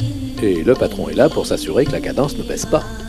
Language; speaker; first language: French; native; French